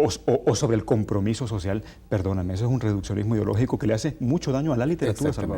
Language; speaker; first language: Spanish; native; Spanish